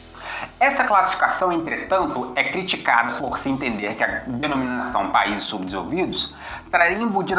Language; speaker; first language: Portuguese; native; Portuguese